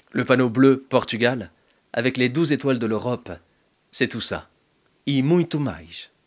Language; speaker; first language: French; early bilingual, other home language; Portuguese